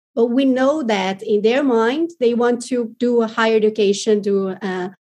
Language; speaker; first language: English; non-native, fluent; Portuguese